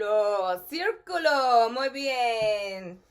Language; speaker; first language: Spanish; non-native, learner; English